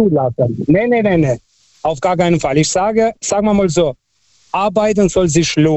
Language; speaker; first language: German; non-native, fluent; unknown